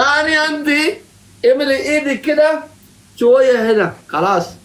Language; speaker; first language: Arabic; non-native, learner; Oromo